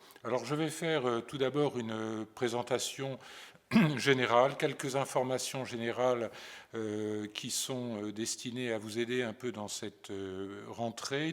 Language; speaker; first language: French; native; French